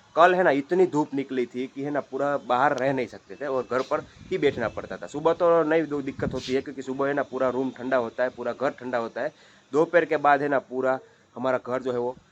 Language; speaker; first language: Hindi; non-native, local second language; Gujarati